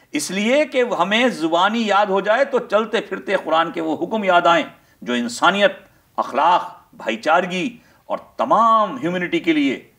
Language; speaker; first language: Urdu; native; Urdu